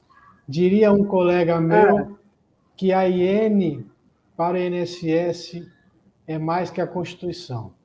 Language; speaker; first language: Portuguese; native; Portuguese